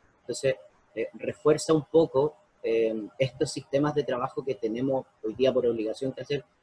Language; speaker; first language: Spanish; native; Spanish